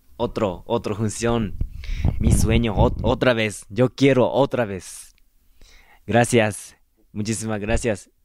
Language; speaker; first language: Spanish; non-native, fluent; Japanese